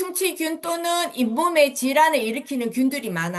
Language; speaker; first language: Korean; native; Korean